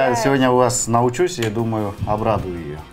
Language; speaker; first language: Russian; non-native, local second language; Kyrgyz